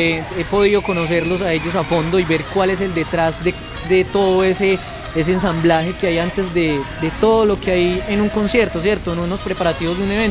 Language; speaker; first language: Spanish; native; Spanish